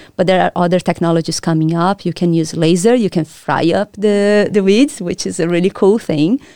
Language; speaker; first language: English; non-native, fluent; Portuguese